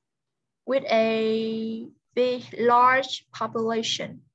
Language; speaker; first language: English; non-native, fluent; Vietnamese